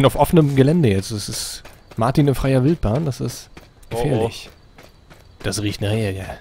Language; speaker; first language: German; native; German